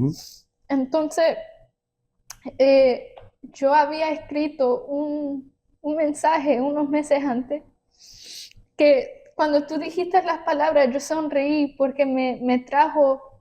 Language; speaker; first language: Spanish; early bilingual, heritage; Spanish